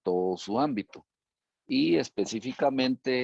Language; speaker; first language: Spanish; native; Spanish